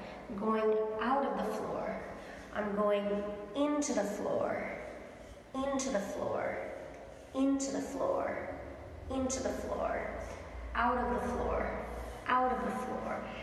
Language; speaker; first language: English; native; English